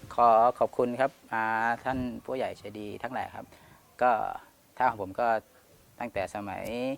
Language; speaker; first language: Thai; non-native, local second language; Pattani Malay